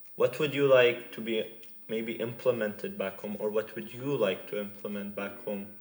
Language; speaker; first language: English; non-native, fluent; Arabic